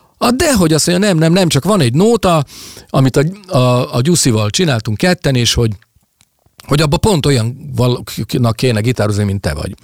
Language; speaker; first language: Hungarian; native; Hungarian